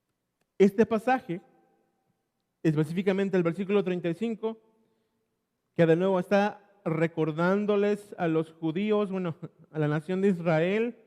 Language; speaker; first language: Spanish; native; Spanish